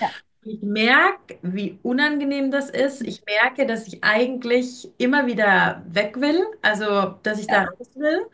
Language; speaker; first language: German; native; German